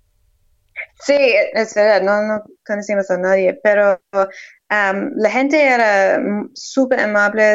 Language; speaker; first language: Spanish; non-native, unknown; English